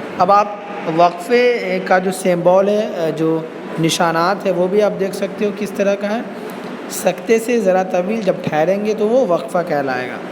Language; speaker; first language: Urdu; native; Urdu